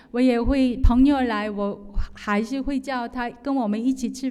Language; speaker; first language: Chinese; non-native, fluent; Korean